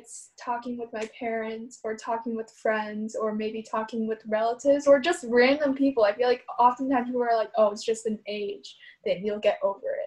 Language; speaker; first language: English; native; English